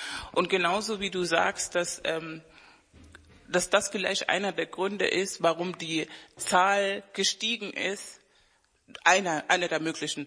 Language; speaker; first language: German; non-native, fluent; Spanish